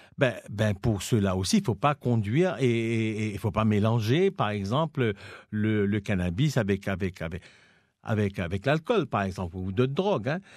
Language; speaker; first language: French; non-native, local second language; Morisyen